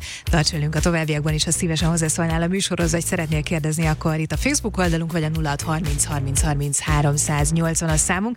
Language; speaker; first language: Hungarian; native; Hungarian